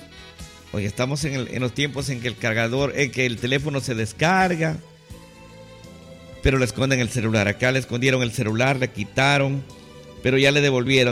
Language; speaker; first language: Spanish; native; Spanish